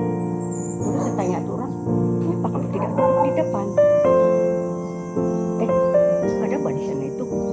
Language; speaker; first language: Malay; non-native, local second language; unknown